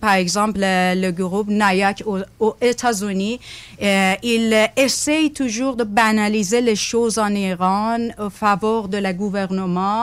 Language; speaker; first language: French; non-native, fluent; Persian